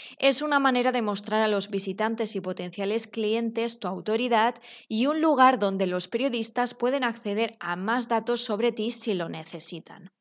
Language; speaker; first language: Spanish; native; Spanish